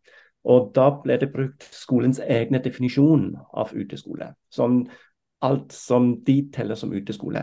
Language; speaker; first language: Norwegian; non-native, fluent; German